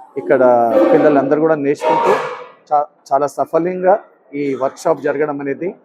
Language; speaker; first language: Telugu; native; Telugu